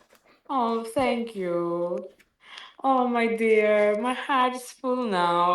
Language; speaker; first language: English; non-native, learner; Greek